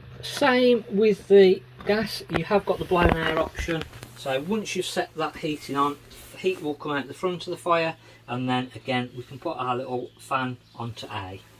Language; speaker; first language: English; native; English